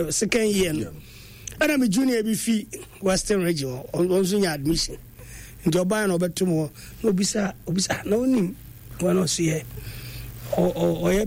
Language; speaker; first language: English; non-native, local second language; Akan